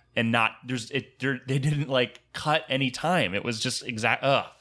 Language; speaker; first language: English; native; English